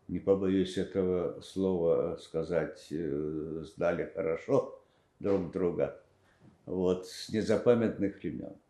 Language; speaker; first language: Russian; non-native, local second language; Ukrainian